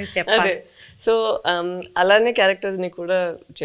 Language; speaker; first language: Telugu; non-native, fluent; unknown